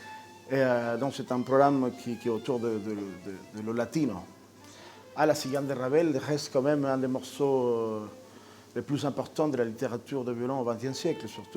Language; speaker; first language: French; non-native, fluent; Spanish